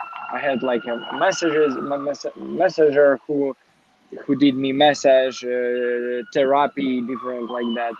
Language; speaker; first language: English; non-native, learner; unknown